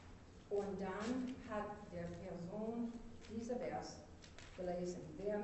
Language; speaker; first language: German; non-native, learner; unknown